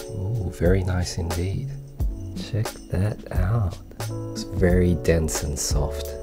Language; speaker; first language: English; early bilingual, other home language; Japanese